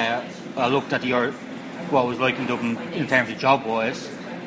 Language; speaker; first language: English; native; English